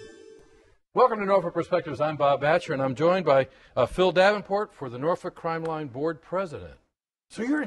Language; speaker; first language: English; native; English